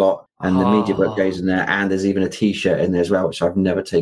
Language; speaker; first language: English; native; English